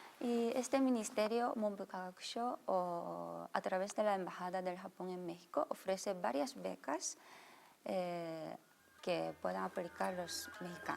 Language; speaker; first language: Spanish; non-native, fluent; Japanese